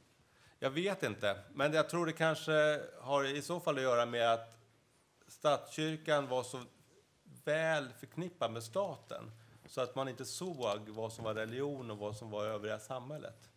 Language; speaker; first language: Swedish; native; Swedish